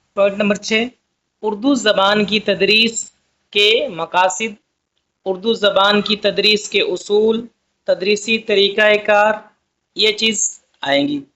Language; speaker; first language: Urdu; native; Urdu